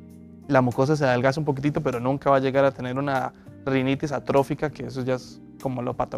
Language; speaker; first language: Spanish; native; Spanish